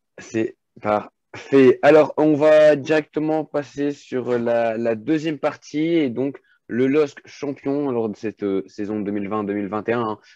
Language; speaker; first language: French; native; French